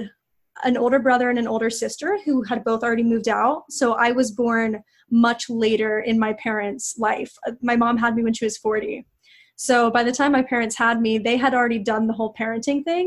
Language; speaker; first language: English; native; English